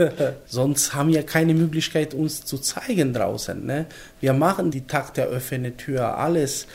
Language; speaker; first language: German; non-native, learner; Macedonian